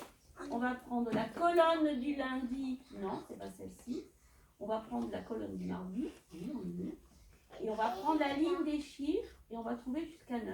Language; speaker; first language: French; native; French